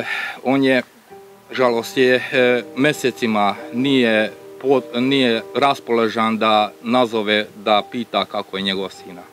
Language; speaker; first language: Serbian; non-native, local second language; Hungarian